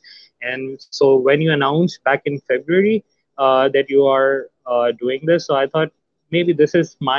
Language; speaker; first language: English; non-native, local second language; Urdu